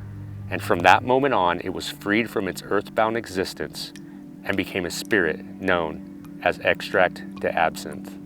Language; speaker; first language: English; native; English